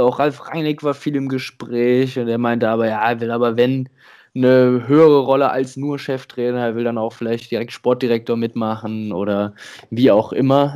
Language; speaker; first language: German; native; German